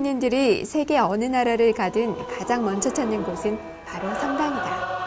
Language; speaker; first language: Korean; native; Korean